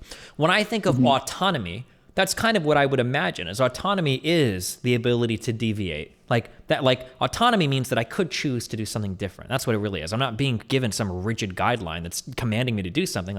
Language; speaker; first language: English; native; English